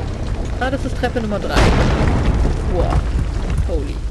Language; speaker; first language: German; native; German